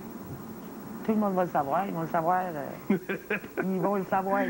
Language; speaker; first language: French; native; French